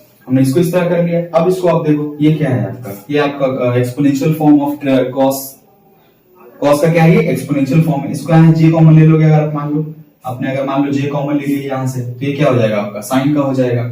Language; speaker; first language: Hindi; native; Hindi